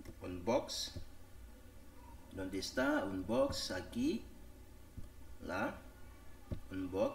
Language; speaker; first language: Spanish; non-native, learner; Haitian Creole